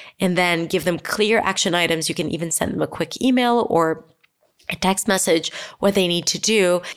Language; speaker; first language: English; non-native, fluent; Hebrew